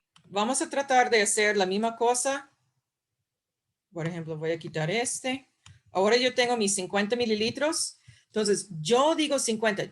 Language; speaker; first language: Spanish; non-native, fluent; English